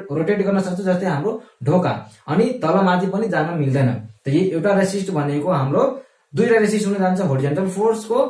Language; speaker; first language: Nepali; non-native, local second language; Maithili